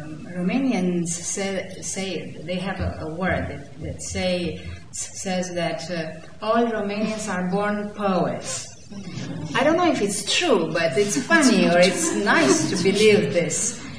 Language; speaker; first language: English; non-native, fluent; Romanian